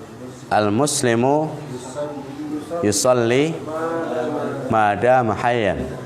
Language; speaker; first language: Arabic; non-native, fluent; Indonesian